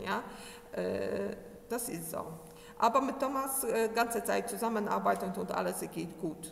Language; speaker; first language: German; non-native, learner; Polish